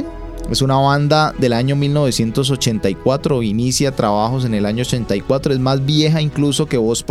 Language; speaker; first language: Spanish; native; Spanish